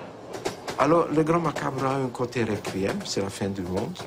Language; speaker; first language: French; non-native, fluent; Hungarian